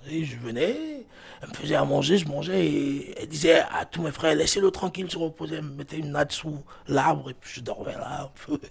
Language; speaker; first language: French; non-native, local second language; Fon